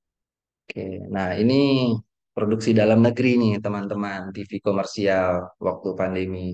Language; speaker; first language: Indonesian; native; Indonesian